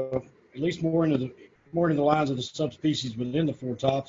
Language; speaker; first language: English; native; English